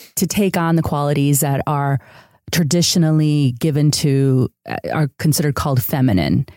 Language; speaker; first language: English; early bilingual, other home language; Spanish